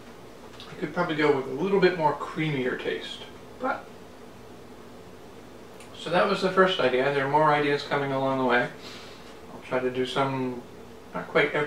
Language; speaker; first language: English; native; English